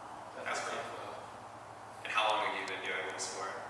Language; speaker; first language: English; native; English